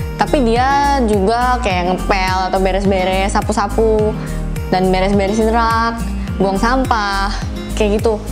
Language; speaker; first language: Indonesian; native; Indonesian